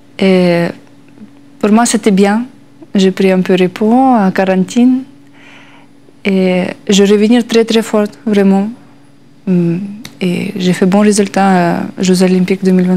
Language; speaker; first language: French; non-native, learner; Russian